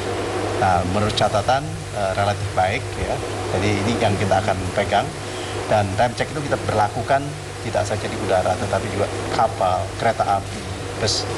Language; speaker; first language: Indonesian; native; Indonesian